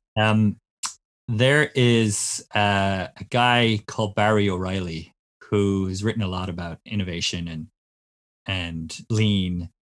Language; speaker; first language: English; native; English